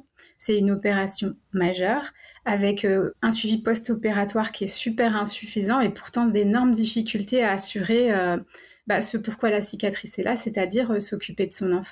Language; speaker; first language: French; native; French